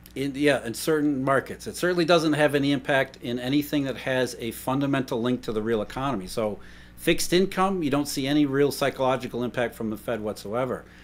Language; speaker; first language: English; native; English